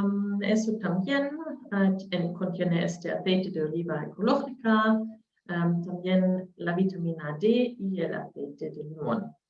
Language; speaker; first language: Spanish; non-native, learner; German